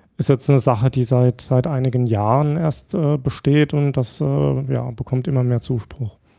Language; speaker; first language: German; native; German